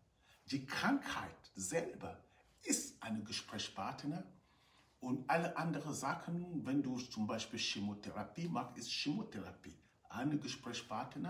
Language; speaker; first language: German; non-native, fluent; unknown